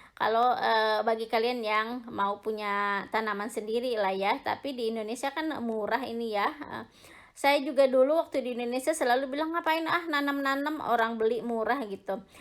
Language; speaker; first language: Indonesian; native; Indonesian